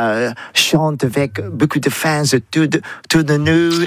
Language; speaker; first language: French; non-native, learner; English